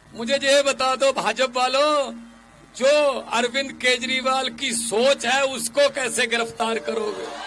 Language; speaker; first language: Hindi; non-native, local second language; Punjabi